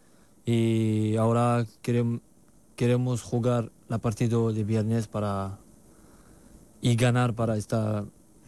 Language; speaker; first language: Spanish; non-native, learner; French